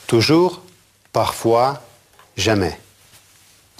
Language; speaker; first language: French; non-native, fluent; Russian